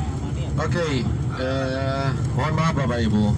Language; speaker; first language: Indonesian; non-native, learner; Arabic